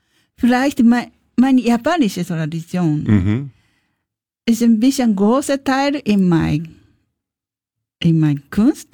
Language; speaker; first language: German; non-native, learner; Japanese